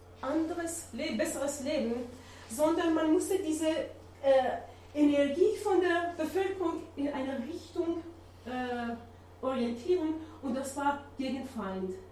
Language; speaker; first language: German; non-native, learner; Persian